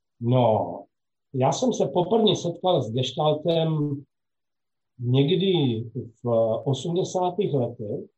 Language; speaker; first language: Czech; non-native, local second language; Slovak